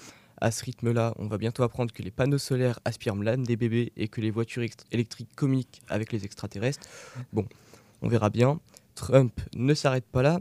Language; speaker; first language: French; native; French